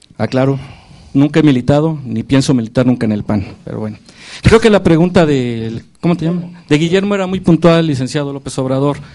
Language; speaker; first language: Spanish; native; Spanish